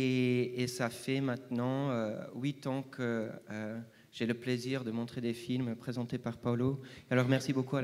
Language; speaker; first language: French; non-native, fluent; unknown